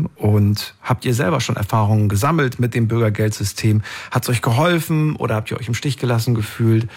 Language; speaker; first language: German; native; German